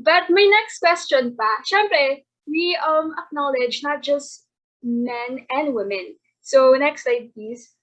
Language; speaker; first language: English; non-native, local second language; Filipino